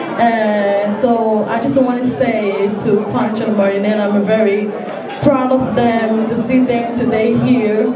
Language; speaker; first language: English; non-native, learner; Portuguese